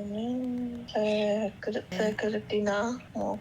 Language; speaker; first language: Korean; non-native, learner; English